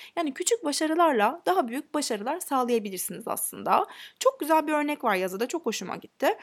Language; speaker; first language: Turkish; native; Turkish